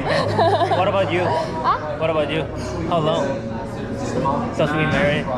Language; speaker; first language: English; non-native, learner; Korean